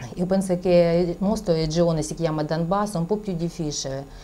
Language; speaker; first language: Italian; non-native, learner; Ukrainian